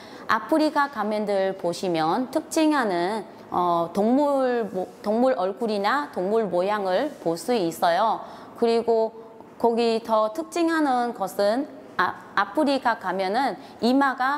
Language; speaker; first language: Korean; non-native, fluent; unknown